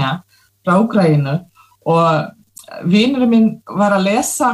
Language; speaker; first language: Icelandic; non-native, fluent; Russian